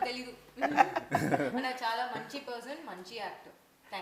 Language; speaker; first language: Telugu; non-native, learner; Tamil